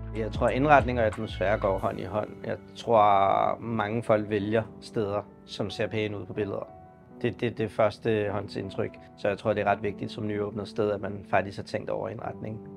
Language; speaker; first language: Danish; early bilingual, other home language; Urdu